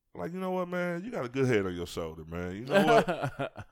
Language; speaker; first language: English; native; English